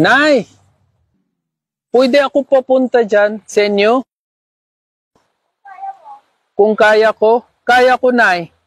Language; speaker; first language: Filipino; non-native, local second language; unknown